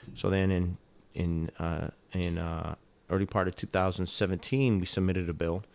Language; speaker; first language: English; native; English